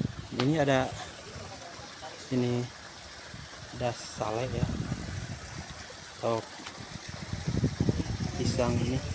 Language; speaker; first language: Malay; non-native, local second language; Sundanese